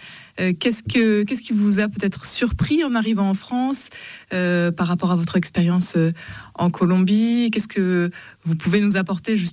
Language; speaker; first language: French; native; French